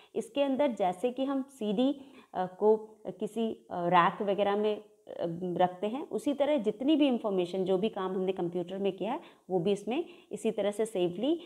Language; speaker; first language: Hindi; native; Hindi